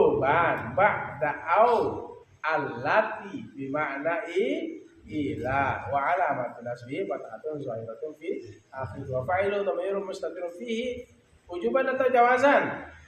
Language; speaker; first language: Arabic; non-native, fluent; Sasak